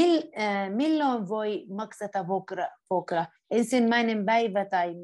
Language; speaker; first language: Finnish; non-native, learner; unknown